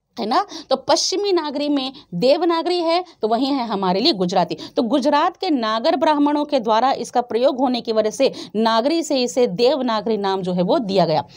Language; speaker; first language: Hindi; native; Hindi